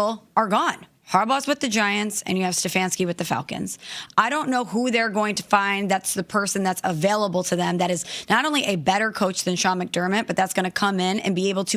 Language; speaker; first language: English; native; English